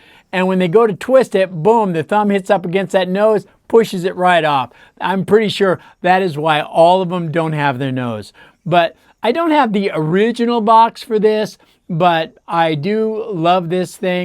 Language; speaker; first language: English; native; English